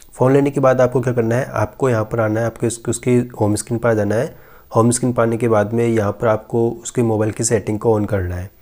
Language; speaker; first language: Hindi; native; Hindi